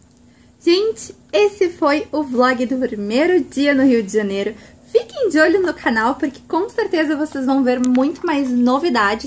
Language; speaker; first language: Portuguese; native; Portuguese